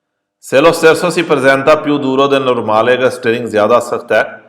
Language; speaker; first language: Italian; non-native, fluent; Urdu